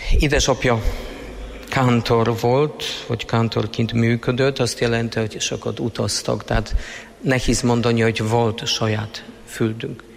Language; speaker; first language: Hungarian; non-native, fluent; Polish